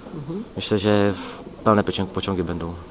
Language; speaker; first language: Polish; non-native, learner; Czech